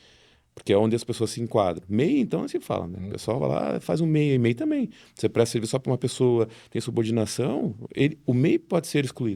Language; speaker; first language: Portuguese; native; Portuguese